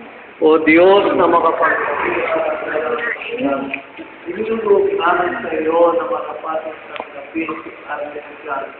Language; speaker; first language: Filipino; native; Filipino